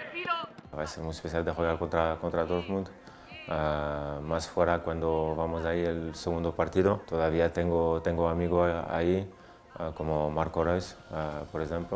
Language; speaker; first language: Spanish; non-native, learner; French